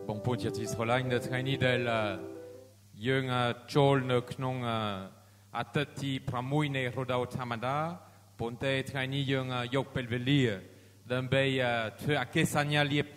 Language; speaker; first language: Khmer; non-native, fluent; French